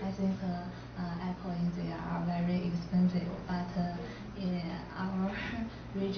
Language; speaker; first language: English; non-native, learner; Chinese